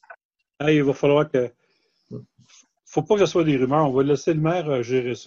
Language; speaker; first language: French; native; French